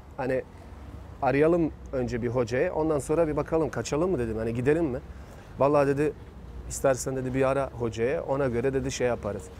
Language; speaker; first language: Turkish; non-native, fluent; Bosnian